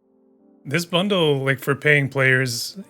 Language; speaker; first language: English; native; English